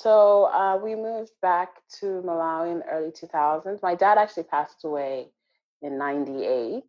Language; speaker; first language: English; native; English